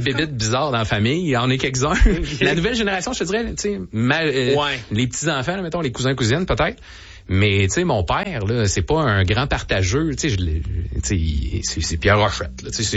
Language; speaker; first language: French; native; French